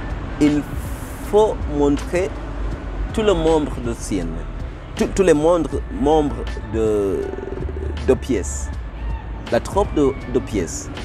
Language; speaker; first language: French; non-native, learner; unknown